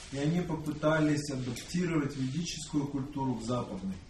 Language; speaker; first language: Russian; native; Russian